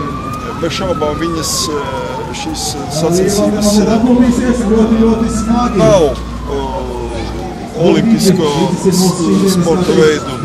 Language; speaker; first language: Latvian; native; Latvian